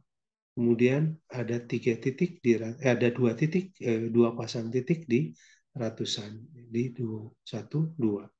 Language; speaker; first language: Indonesian; native; Indonesian